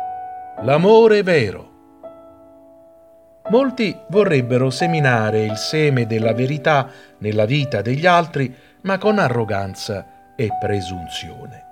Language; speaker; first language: Italian; native; Italian